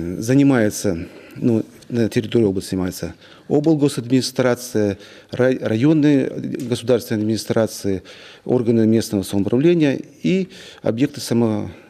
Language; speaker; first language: Russian; native; Russian